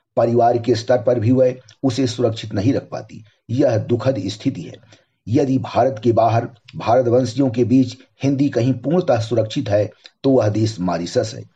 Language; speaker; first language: Hindi; native; Hindi